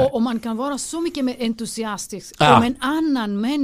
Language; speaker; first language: Swedish; non-native, fluent; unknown